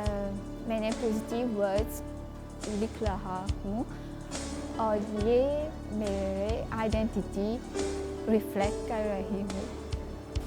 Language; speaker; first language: Hindi; non-native, learner; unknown